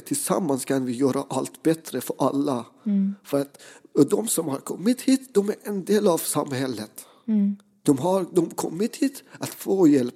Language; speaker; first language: Swedish; non-native, fluent; Persian